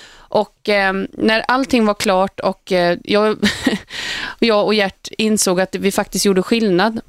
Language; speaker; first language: Swedish; native; Swedish